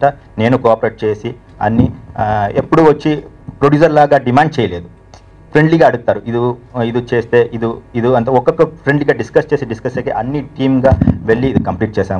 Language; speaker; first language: Telugu; non-native, learner; Tamil